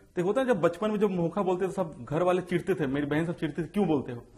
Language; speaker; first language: Hindi; native; Hindi